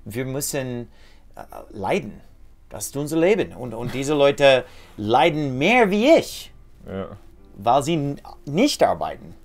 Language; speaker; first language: German; non-native, fluent; English